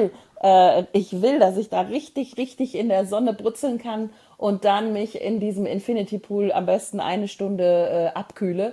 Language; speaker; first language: German; native; German